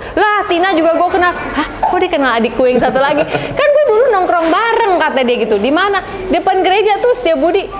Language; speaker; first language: Indonesian; native; Indonesian